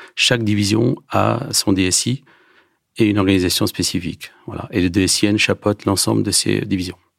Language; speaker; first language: French; early bilingual, other home language; Turkish